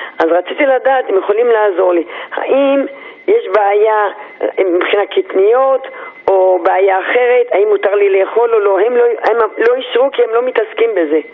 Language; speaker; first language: Hebrew; native; Hebrew